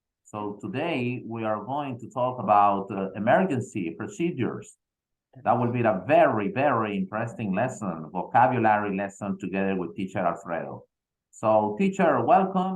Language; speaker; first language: English; non-native, fluent; Spanish